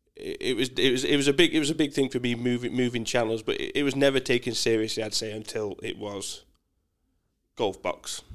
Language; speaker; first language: English; native; English